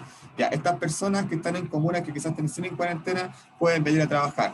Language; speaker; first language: Spanish; native; Spanish